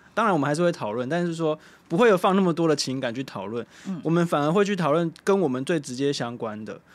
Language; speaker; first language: Chinese; native; Chinese